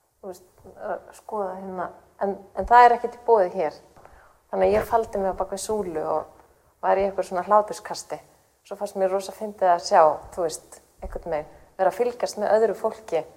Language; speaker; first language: Icelandic; native; Icelandic